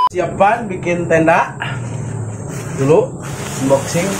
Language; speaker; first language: Indonesian; non-native, local second language; Sundanese